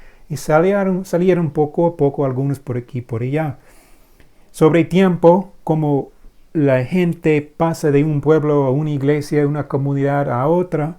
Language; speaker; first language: Spanish; non-native, fluent; English